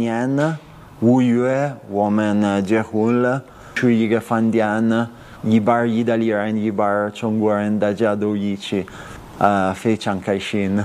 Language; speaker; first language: Chinese; non-native, learner; Italian